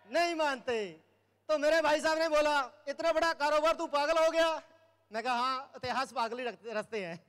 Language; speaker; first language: Hindi; native; Hindi